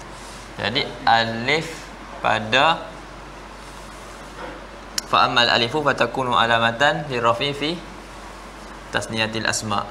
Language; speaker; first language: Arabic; non-native, fluent; Malay